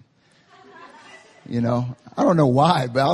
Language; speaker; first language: English; native; English